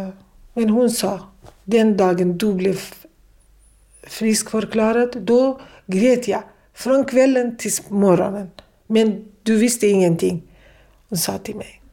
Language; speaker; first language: Swedish; non-native, fluent; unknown